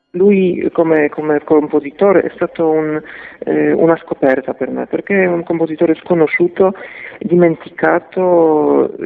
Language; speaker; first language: Italian; non-native, fluent; Polish